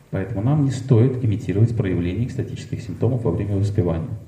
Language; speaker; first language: Russian; native; Russian